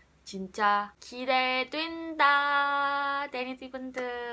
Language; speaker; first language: Korean; non-native, learner; Indonesian